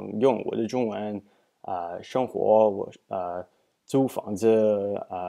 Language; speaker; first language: Chinese; non-native, learner; English